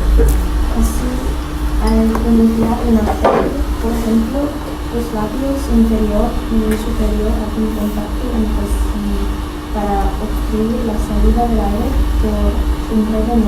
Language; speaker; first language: Spanish; non-native, learner; Korean